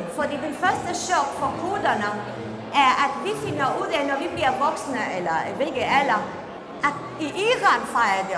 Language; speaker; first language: Danish; non-native, fluent; Central Kurdish